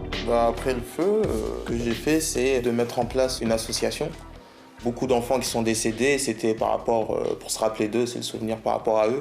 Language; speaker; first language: French; early bilingual, other home language; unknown